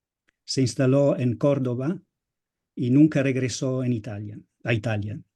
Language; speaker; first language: Spanish; non-native, fluent; Italian